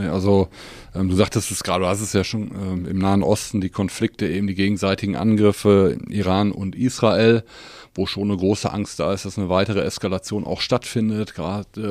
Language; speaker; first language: German; native; German